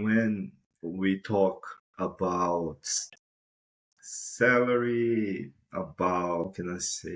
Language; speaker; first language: English; non-native, fluent; Portuguese